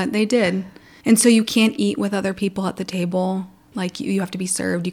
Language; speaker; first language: English; early bilingual, other home language; Pennsylvania German